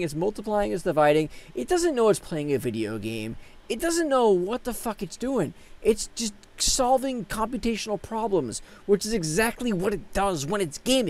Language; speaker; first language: English; native; English